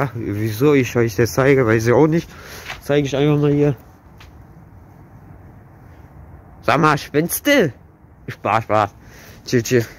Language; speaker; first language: German; early bilingual, other home language; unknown